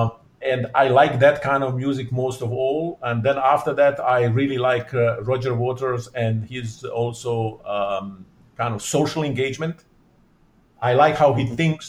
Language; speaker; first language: English; non-native, fluent; Bosnian